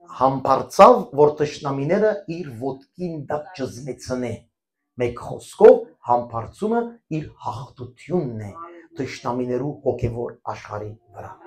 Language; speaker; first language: Armenian; early bilingual, heritage; Armenian